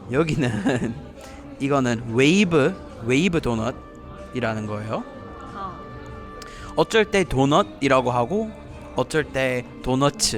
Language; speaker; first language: Korean; non-native, fluent; English